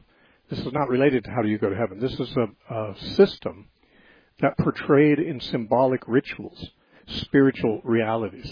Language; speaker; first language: English; native; English